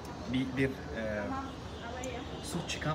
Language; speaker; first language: Turkish; non-native, learner; Arabic